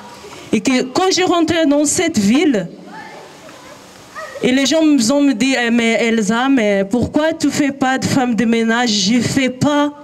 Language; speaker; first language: French; non-native, learner; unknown